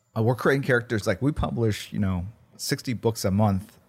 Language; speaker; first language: English; early bilingual, other home language; Korean